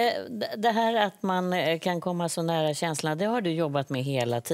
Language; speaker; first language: Swedish; native; Swedish